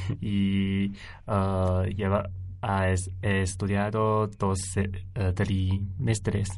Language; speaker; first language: Spanish; non-native, learner; Chinese